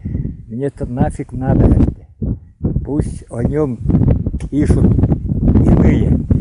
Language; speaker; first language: Russian; non-native, local second language; Yakut